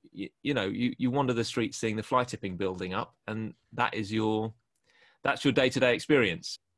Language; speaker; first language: English; native; English